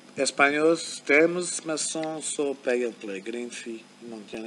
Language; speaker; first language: Portuguese; non-native, fluent; German